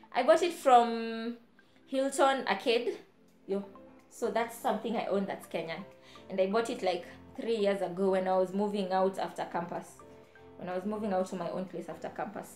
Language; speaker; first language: English; non-native, local second language; Kamba